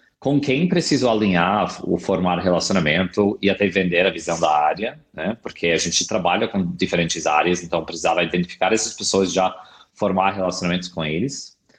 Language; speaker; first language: Portuguese; non-native, fluent; English